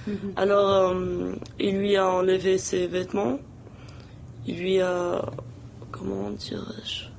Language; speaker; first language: French; non-native, local second language; Arabic